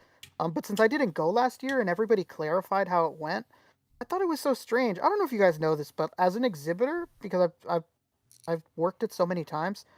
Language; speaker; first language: English; native; English